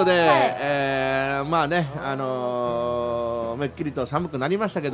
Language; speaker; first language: Japanese; native; Japanese